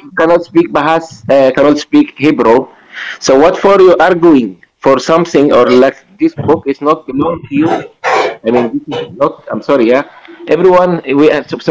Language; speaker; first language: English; non-native, learner; Arabic